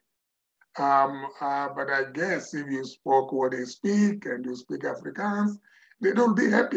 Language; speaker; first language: English; non-native, fluent; Tsonga